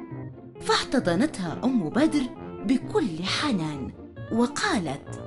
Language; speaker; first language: Arabic; native; Arabic